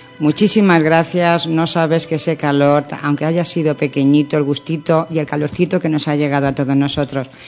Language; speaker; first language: Spanish; native; Spanish